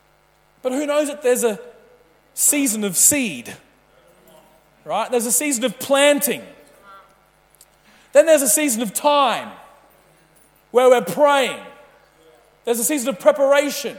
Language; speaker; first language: English; native; English